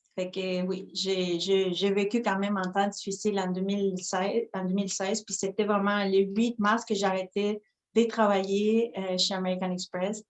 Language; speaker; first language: French; non-native, fluent; Spanish